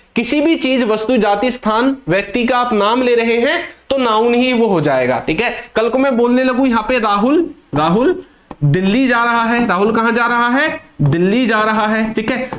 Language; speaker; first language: Hindi; native; Hindi